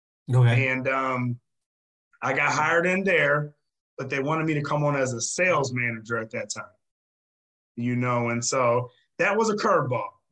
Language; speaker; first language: English; native; English